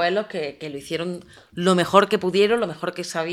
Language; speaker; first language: Spanish; native; Spanish